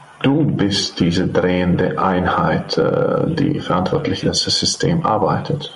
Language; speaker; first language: German; non-native, fluent; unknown